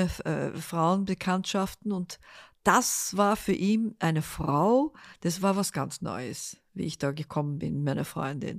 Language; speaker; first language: German; early bilingual, other home language; Dutch